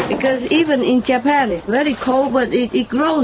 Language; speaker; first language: English; non-native, fluent; Vietnamese